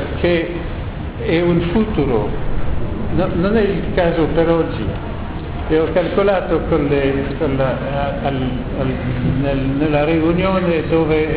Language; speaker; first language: Italian; non-native, learner; French